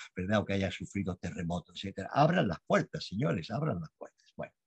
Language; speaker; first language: Spanish; native; Spanish